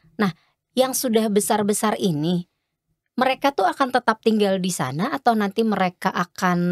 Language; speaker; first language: Indonesian; native; Indonesian